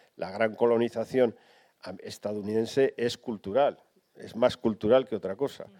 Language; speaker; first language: Spanish; native; Spanish